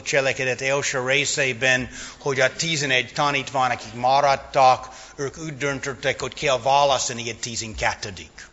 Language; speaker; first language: Hungarian; non-native, fluent; English